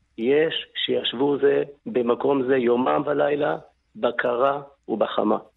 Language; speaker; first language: Hebrew; non-native, fluent; Arabic